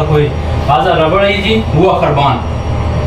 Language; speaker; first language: Arabic; non-native, learner; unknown